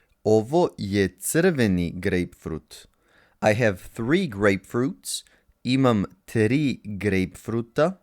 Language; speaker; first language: Serbian; native; Serbian